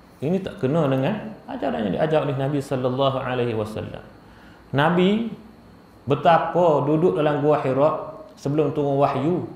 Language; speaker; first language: Malay; native; Malay